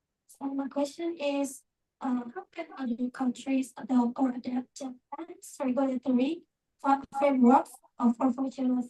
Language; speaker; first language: English; non-native, learner; Indonesian